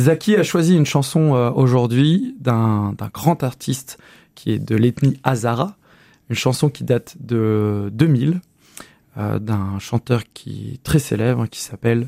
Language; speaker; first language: French; native; French